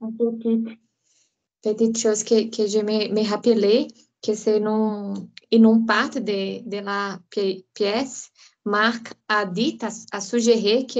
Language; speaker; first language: French; non-native, learner; Portuguese